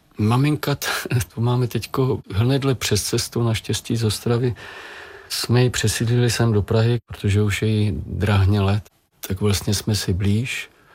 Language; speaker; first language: Czech; native; Czech